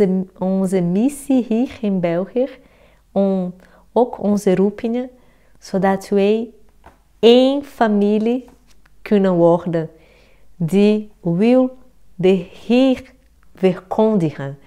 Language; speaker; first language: Dutch; non-native, fluent; Portuguese